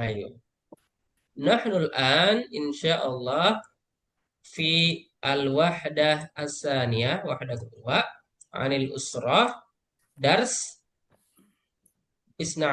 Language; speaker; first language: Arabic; non-native, fluent; Indonesian